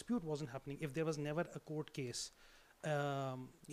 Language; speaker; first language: English; non-native, local second language; Hindi